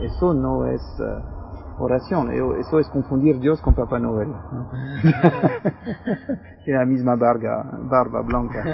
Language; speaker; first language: Spanish; non-native, fluent; French